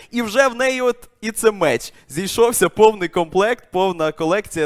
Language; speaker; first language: Ukrainian; native; Ukrainian